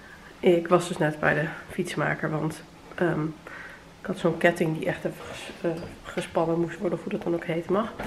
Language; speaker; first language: Dutch; native; Dutch